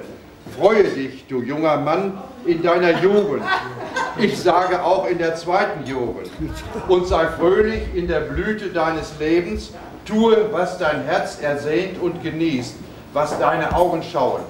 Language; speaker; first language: German; native; German